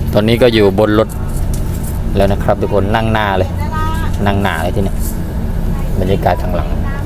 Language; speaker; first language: Thai; native; Thai